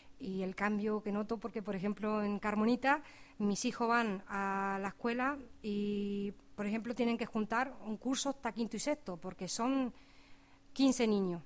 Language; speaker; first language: Spanish; native; Spanish